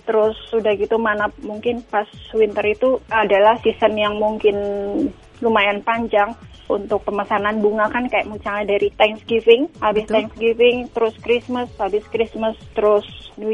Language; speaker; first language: Indonesian; native; Indonesian